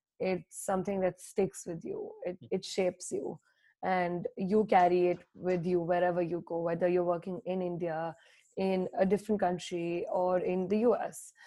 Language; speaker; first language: English; non-native, local second language; Hindi